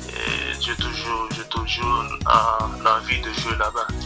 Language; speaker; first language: French; non-native, local second language; Haitian Creole